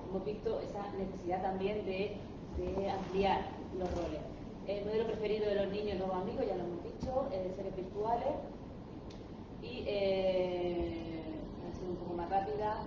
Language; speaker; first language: Spanish; native; Spanish